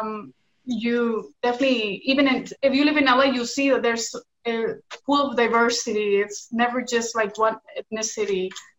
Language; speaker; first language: English; early bilingual, other home language; Spanish